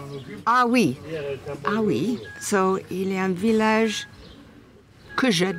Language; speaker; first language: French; non-native, learner; English